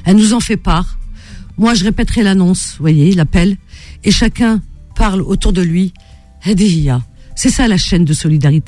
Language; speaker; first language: French; native; French